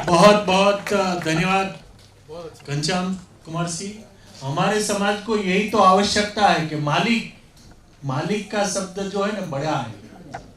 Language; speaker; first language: Hindi; non-native, local second language; Gujarati